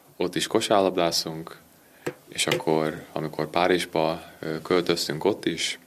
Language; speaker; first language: Hungarian; early bilingual, heritage; Hungarian